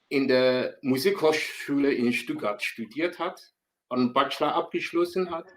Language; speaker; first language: German; non-native, learner; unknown